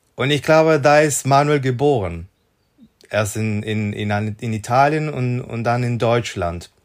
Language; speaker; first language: German; non-native, fluent; Spanish